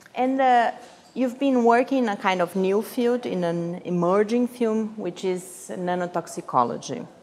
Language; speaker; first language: English; non-native, fluent; Portuguese